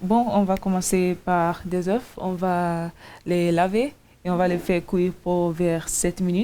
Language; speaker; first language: French; non-native, learner; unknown